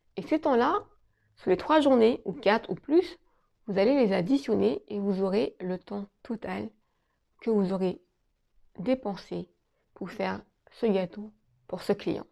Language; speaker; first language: French; native; French